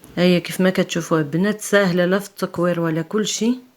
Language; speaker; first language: Arabic; native; Arabic